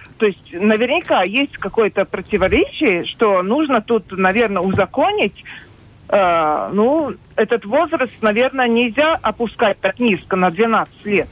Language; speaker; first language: Russian; non-native, local second language; Latvian